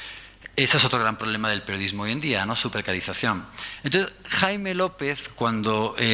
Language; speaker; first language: Spanish; native; Spanish